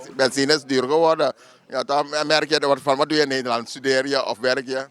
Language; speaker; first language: Dutch; native; Dutch